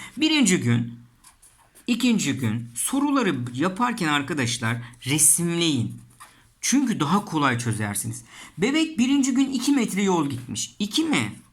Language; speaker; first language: Turkish; native; Turkish